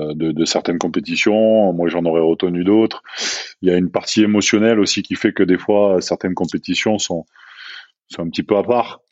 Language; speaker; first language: French; native; French